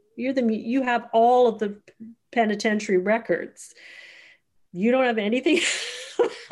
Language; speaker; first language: English; native; English